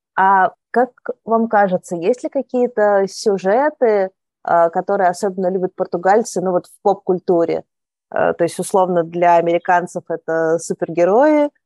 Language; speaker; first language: Russian; native; Russian